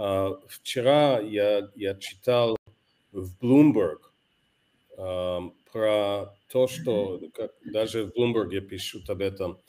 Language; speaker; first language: Russian; non-native, fluent; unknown